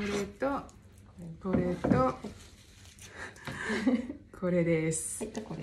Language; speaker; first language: Italian; non-native, learner; Japanese